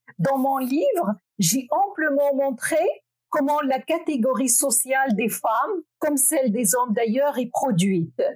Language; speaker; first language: French; non-native, local second language; Arabic